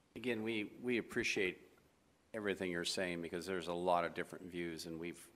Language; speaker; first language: English; native; English